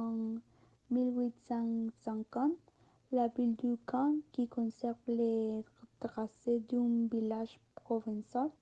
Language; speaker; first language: French; non-native, learner; Spanish